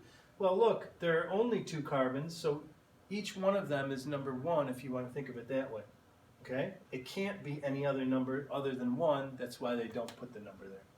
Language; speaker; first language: English; native; English